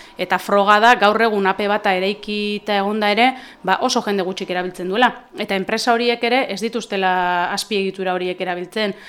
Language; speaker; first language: Basque; native; Basque